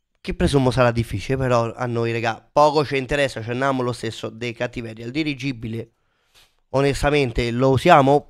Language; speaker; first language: Italian; native; Italian